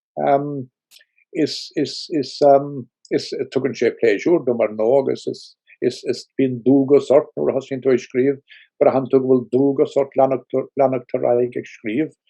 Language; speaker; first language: Irish; non-native, local second language; English